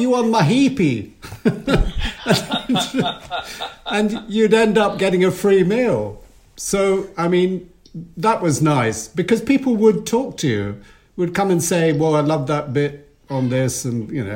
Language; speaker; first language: English; native; English